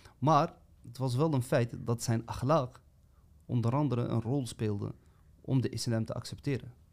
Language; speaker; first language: Dutch; native; Dutch